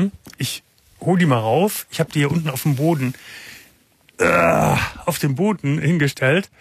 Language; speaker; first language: German; native; German